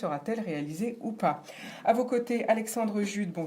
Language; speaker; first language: French; native; French